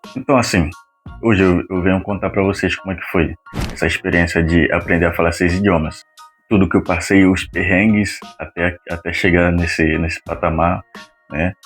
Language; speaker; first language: Portuguese; non-native, fluent; Haitian Creole